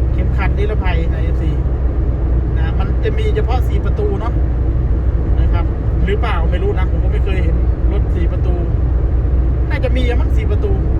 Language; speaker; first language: Thai; non-native, local second language; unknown